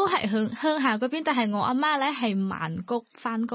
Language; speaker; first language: Cantonese; non-native, learner; Thai